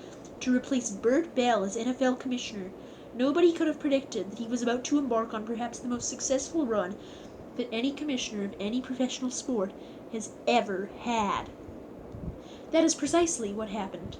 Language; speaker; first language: English; native; English